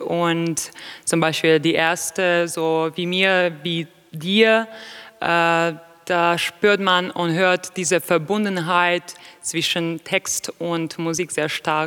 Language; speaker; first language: German; non-native, fluent; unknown